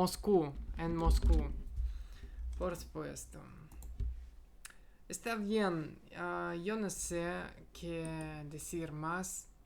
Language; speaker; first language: Spanish; non-native, learner; Russian